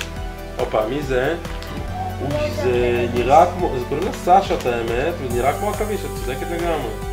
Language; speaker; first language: Hebrew; native; Hebrew